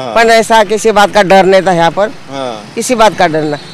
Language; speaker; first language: Hindi; non-native, local second language; Marathi